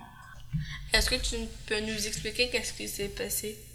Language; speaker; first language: French; native; French